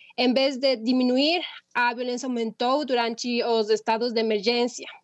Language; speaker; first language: Spanish; native; Spanish